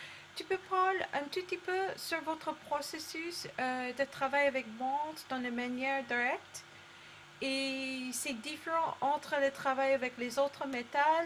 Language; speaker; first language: French; non-native, learner; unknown